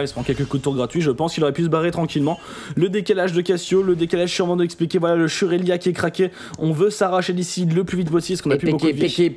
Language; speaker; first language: French; native; French